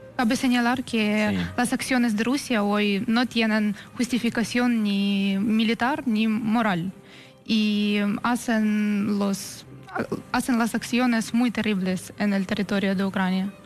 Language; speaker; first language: Spanish; non-native, fluent; Ukrainian